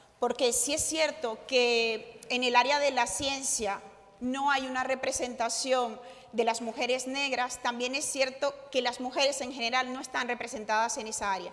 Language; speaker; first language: Spanish; native; Spanish